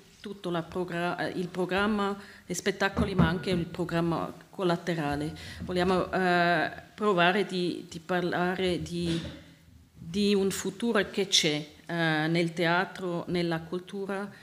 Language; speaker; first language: Italian; non-native, learner; Swiss German